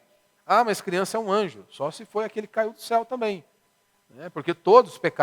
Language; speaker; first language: Portuguese; native; Portuguese